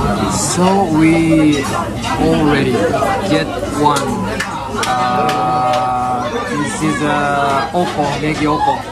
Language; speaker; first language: English; non-native, learner; Japanese